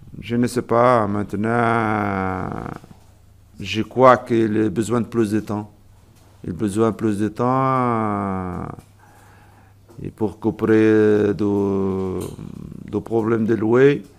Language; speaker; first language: French; non-native, learner; Portuguese